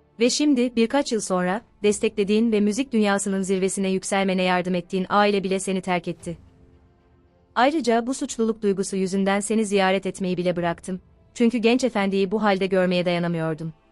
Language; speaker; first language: Turkish; native; Turkish